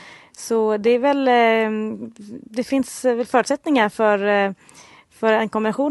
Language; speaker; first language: Swedish; native; Swedish